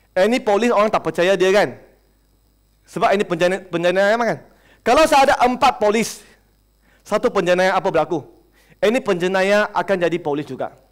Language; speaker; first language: Malay; non-native, local second language; Chinese